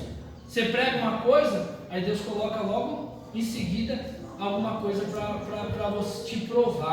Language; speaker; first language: Portuguese; native; Portuguese